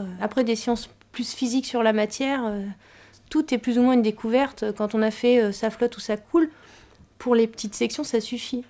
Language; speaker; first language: French; native; French